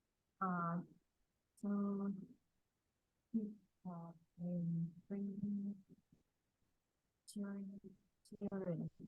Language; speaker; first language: English; non-native, learner; Vietnamese